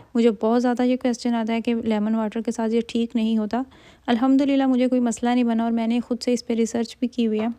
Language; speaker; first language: Urdu; native; Urdu